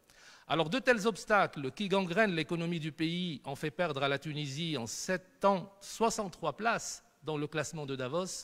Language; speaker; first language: French; non-native, local second language; Arabic